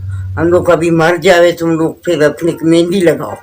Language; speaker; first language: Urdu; non-native, local second language; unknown